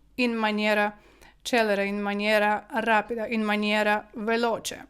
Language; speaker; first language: Italian; non-native, fluent; Ukrainian